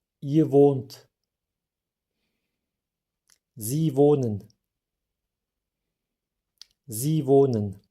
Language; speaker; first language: German; non-native, fluent; Turkish